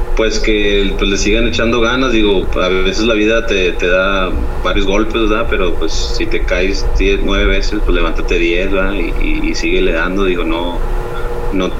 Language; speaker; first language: Spanish; native; Spanish